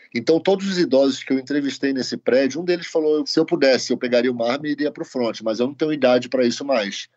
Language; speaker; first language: Portuguese; native; Portuguese